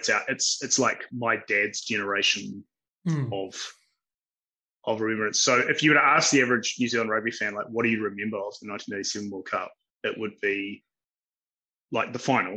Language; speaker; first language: English; native; English